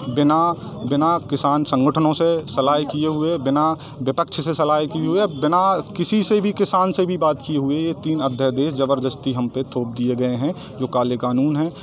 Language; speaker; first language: Hindi; native; Hindi